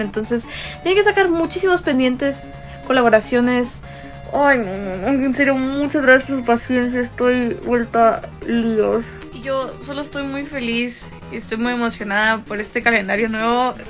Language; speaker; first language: Spanish; native; Spanish